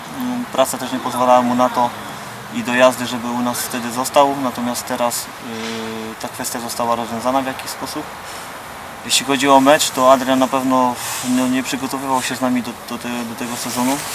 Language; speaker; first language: Polish; native; Polish